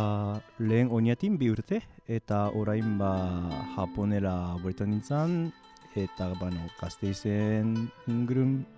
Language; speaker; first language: Basque; non-native, fluent; Japanese